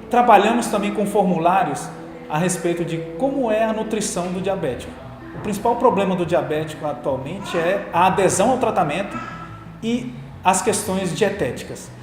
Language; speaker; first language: Portuguese; native; Portuguese